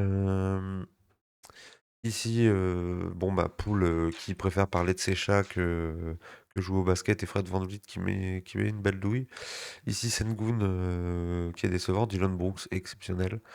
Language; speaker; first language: French; native; French